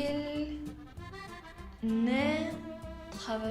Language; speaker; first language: French; non-native, learner; Spanish